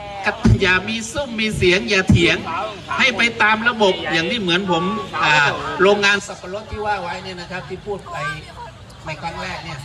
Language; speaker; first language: Thai; native; Thai